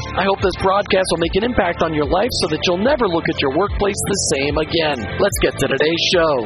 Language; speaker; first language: English; native; English